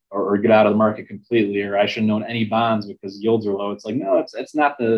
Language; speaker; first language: English; native; English